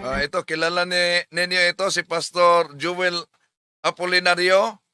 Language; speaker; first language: Filipino; native; Filipino